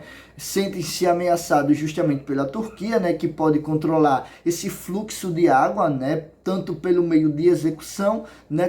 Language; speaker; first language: Portuguese; native; Portuguese